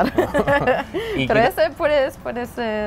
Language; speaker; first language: Spanish; non-native, learner; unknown